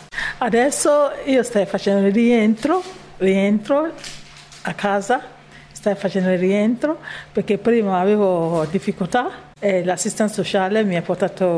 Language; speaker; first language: Italian; non-native, learner; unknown